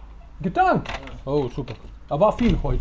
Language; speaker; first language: German; non-native, learner; Serbian